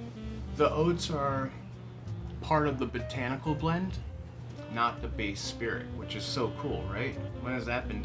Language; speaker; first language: English; native; English